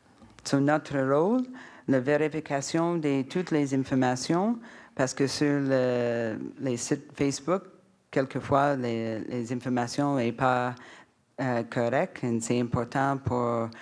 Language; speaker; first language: French; non-native, learner; English